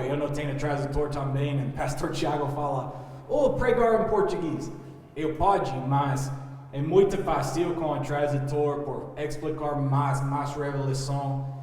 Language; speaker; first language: Portuguese; non-native, learner; English